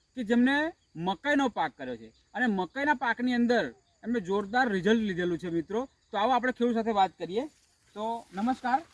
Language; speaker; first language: Gujarati; native; Gujarati